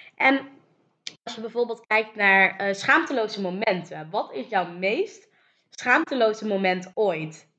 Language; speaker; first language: Dutch; native; Dutch